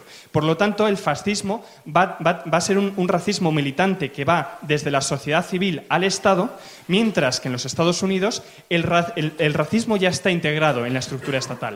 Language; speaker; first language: Spanish; native; Spanish